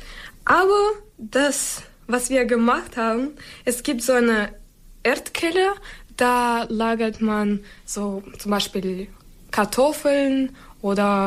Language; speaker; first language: German; non-native, learner; Ukrainian